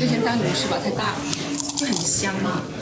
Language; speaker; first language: Chinese; native; Chinese